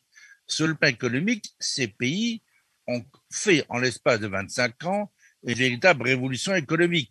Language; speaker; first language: French; native; French